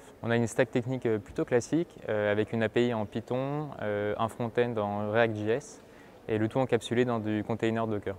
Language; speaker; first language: French; native; French